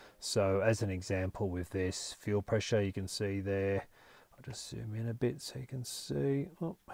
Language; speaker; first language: English; native; English